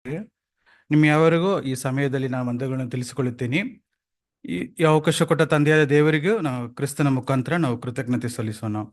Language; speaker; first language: Kannada; non-native, local second language; Tamil